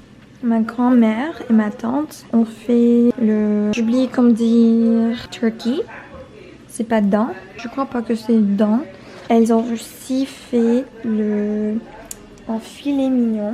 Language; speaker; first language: French; non-native, learner; English